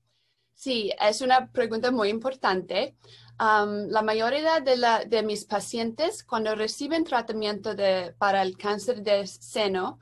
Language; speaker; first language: Spanish; non-native, learner; English